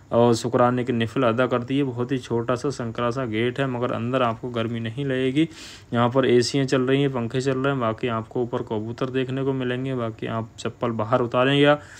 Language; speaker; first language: Hindi; native; Hindi